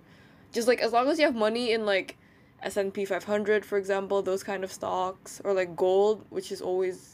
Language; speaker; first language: English; non-native, fluent; Indonesian